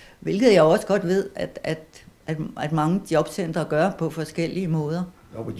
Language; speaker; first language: Danish; native; Danish